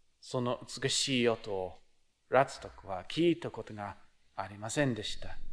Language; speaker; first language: Japanese; non-native, fluent; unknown